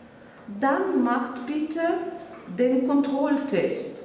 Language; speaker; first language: German; non-native, fluent; Russian